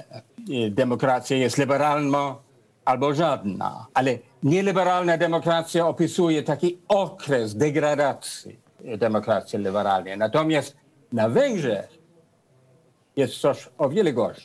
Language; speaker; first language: Polish; non-native, fluent; English